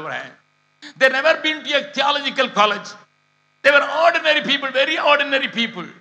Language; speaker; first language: English; non-native, local second language; Tamil